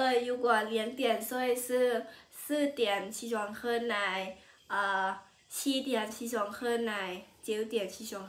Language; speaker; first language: Chinese; non-native, learner; Lao